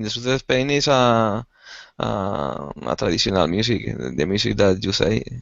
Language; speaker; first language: English; non-native, learner; Spanish